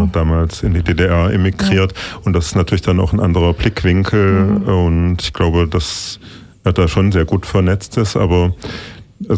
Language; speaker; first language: German; native; German